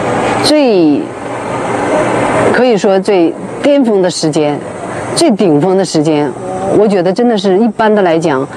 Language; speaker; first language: Chinese; native; Chinese